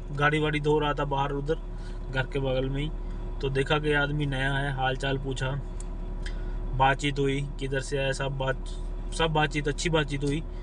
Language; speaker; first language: Hindi; non-native, local second language; Punjabi